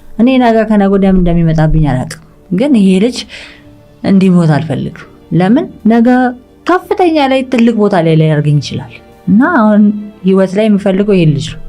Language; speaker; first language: Amharic; early bilingual, other home language; English